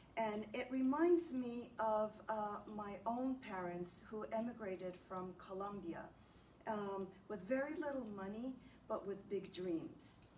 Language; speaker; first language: English; early bilingual, other home language; Spanish